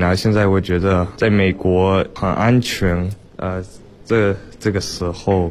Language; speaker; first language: Chinese; early bilingual, heritage; Chinese